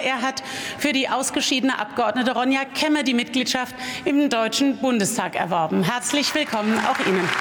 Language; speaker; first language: German; native; German